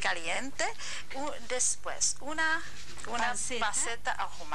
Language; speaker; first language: Spanish; non-native, learner; Czech